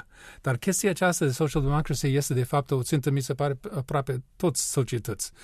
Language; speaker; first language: Romanian; non-native, learner; English